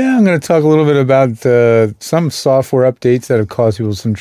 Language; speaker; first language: English; native; English